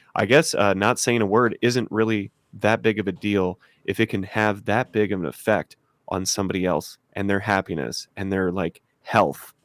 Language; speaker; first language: English; native; English